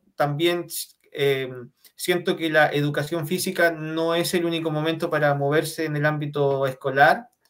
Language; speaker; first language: Spanish; native; Spanish